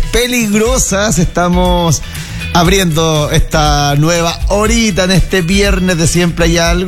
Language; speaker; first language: Spanish; native; Spanish